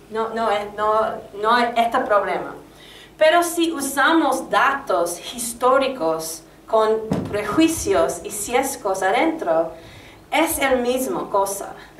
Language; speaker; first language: Spanish; non-native, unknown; English